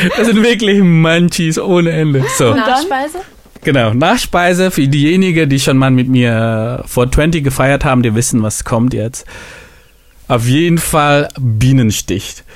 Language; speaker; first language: German; non-native, fluent; Indonesian